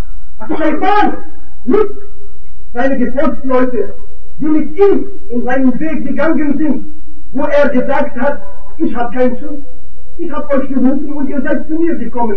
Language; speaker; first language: German; non-native, fluent; Arabic